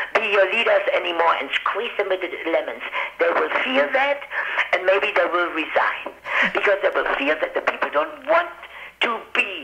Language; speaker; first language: English; non-native, fluent; German